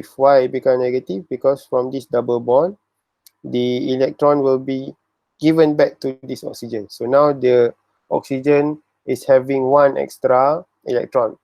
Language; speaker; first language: English; non-native, local second language; Malay